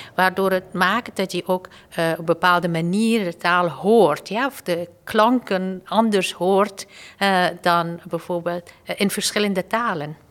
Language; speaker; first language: Dutch; non-native, fluent; Persian